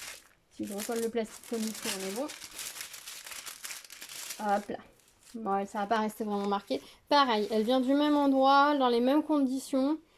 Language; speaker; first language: French; native; French